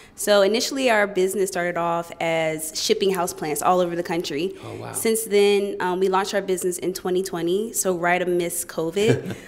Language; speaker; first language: English; native; English